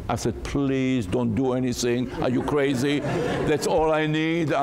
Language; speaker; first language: English; non-native, fluent; Hebrew